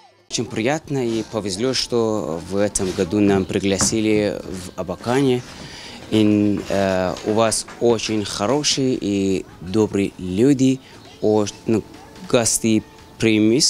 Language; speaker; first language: Russian; non-native, learner; Persian